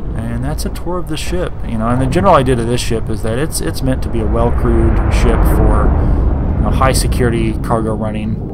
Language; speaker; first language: English; native; English